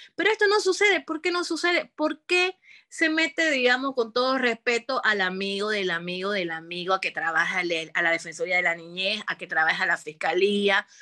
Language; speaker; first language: Spanish; native; Spanish